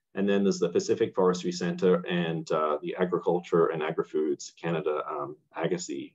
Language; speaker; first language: English; native; English